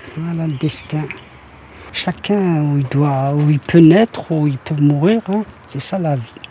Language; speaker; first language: French; native; French